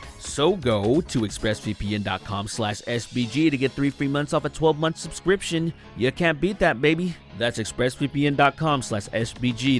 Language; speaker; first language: English; native; English